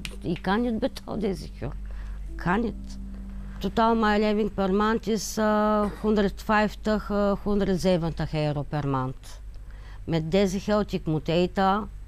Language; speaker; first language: Dutch; non-native, learner; Bulgarian